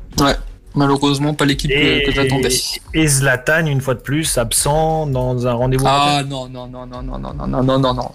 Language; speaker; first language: French; native; French